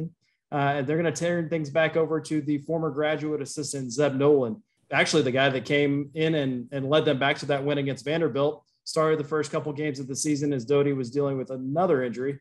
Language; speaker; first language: English; native; English